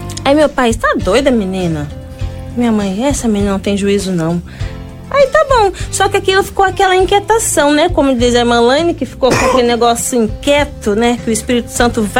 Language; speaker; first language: Portuguese; native; Portuguese